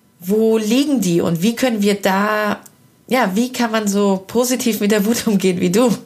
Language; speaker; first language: German; early bilingual, other home language; Persian